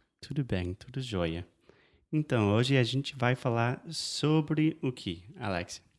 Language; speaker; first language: Portuguese; non-native, fluent; English